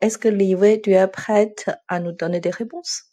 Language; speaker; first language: French; non-native, fluent; Chinese